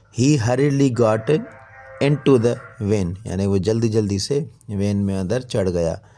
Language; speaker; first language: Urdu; non-native, local second language; Sindhi